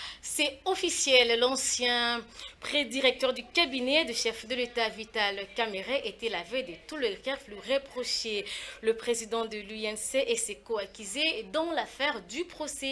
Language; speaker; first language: French; native; French